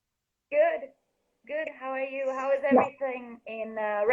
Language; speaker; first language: English; non-native, fluent; Spanish